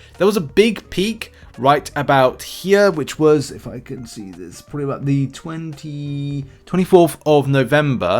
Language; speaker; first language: English; native; English